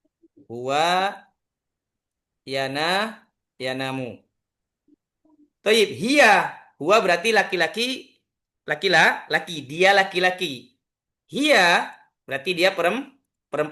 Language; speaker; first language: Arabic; non-native, fluent; Indonesian